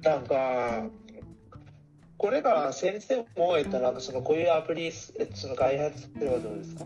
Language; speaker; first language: Japanese; non-native, learner; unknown